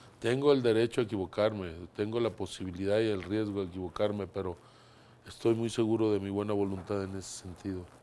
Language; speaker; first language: Spanish; native; Spanish